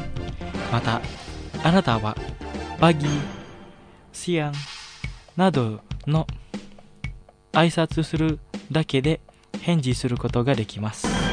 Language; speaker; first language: Japanese; non-native, fluent; Indonesian